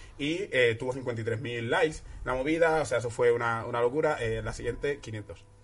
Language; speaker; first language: Spanish; early bilingual, other home language; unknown